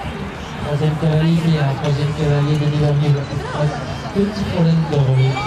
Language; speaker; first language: French; native; French